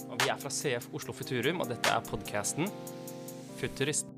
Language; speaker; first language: Norwegian; native; Norwegian